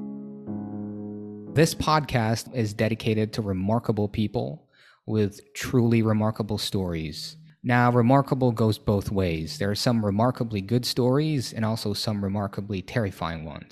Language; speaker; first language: English; non-native, local second language; Filipino